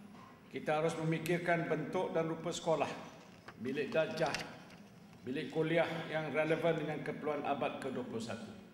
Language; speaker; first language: Malay; native; Malay